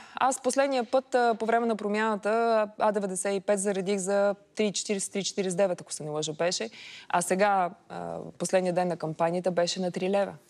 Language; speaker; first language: Bulgarian; native; Bulgarian